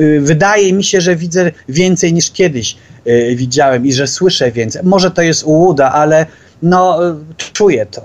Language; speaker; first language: Polish; native; Polish